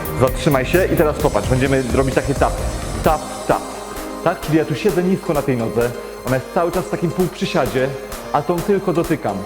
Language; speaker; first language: Polish; native; Polish